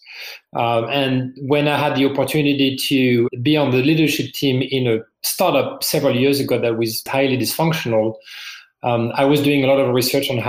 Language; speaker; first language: English; non-native, fluent; French